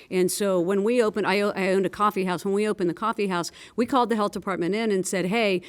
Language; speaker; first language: English; native; English